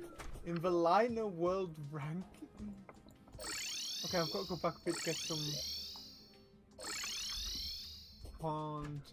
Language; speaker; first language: English; native; English